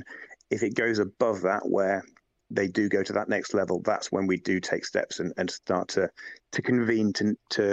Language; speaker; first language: English; native; English